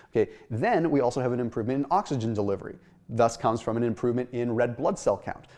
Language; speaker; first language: English; native; English